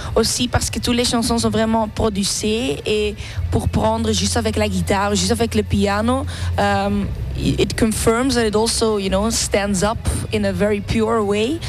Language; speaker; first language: French; non-native, learner; Dutch